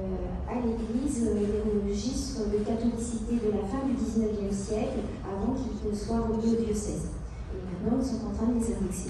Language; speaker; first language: French; native; French